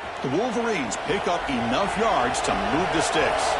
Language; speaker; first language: English; native; English